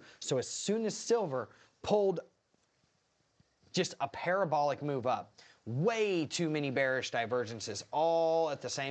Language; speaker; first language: English; native; English